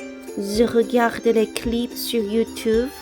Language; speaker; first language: French; non-native, learner; Korean